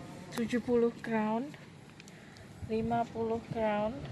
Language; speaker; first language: English; non-native, learner; Indonesian